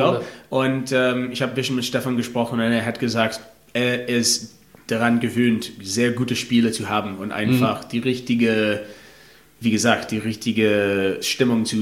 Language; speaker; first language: German; non-native, fluent; English